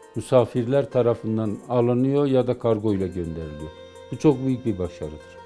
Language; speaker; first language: Turkish; native; Turkish